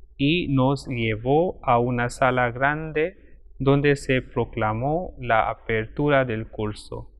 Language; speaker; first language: Spanish; non-native, fluent; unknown